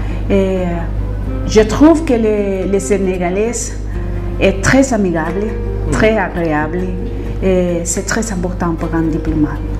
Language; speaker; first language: French; non-native, fluent; Spanish